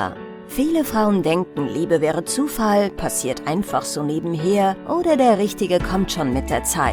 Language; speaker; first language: German; native; German